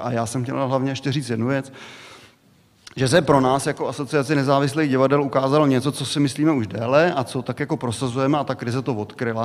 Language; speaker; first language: Czech; native; Czech